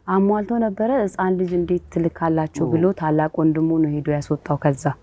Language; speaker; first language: Amharic; non-native, local second language; Oromo